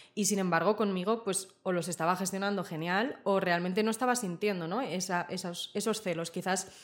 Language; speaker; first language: Spanish; native; Spanish